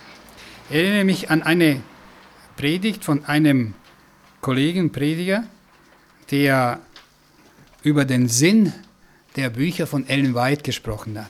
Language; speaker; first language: German; non-native, fluent; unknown